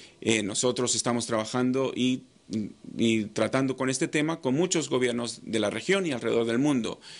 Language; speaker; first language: Spanish; non-native, fluent; English